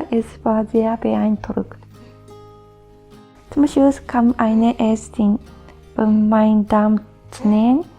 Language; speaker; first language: German; non-native, fluent; Japanese